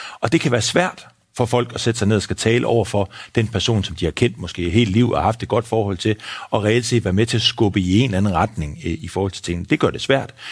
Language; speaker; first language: Danish; native; Danish